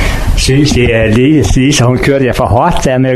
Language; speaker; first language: Danish; native; Danish